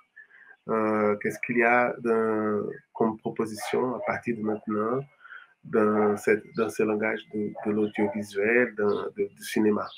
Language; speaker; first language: French; non-native, fluent; Portuguese